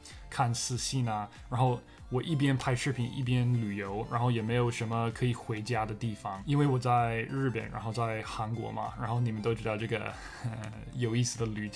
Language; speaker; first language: Chinese; non-native, fluent; English